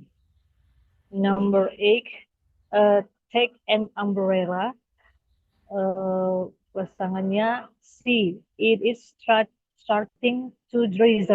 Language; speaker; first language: English; non-native, learner; Indonesian